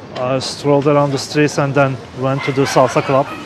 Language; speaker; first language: English; non-native, fluent; Turkish